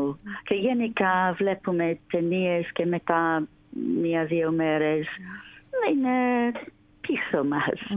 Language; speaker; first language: Greek; non-native, learner; English